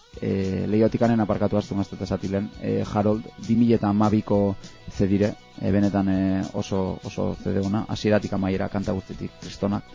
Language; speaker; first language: Basque; native; Basque